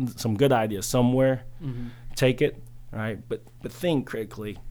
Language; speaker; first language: English; early bilingual, other home language; Chinese